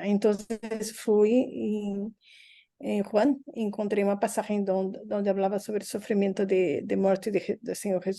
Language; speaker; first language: Spanish; non-native, learner; Portuguese